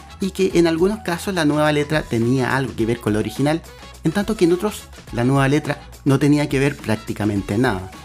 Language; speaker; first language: Spanish; native; Spanish